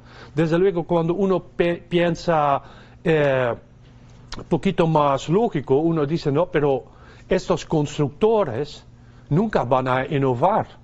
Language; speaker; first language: Spanish; non-native, fluent; Dutch